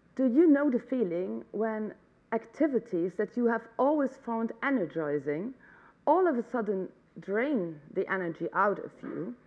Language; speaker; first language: English; non-native, fluent; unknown